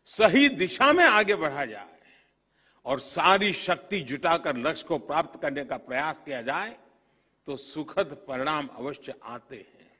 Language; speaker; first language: Hindi; non-native, local second language; Gujarati